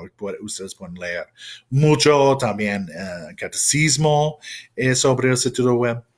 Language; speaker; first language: Spanish; non-native, fluent; English